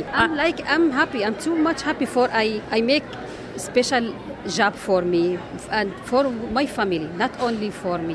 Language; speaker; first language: English; non-native, learner; Arabic